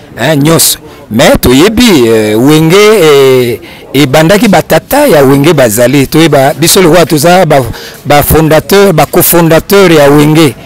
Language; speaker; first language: Lingala; native; Lingala